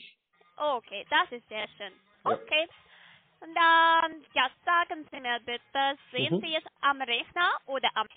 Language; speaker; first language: German; non-native, learner; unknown